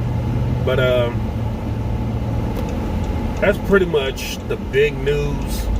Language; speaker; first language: English; native; English